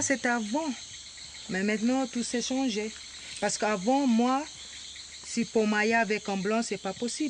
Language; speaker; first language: French; non-native, local second language; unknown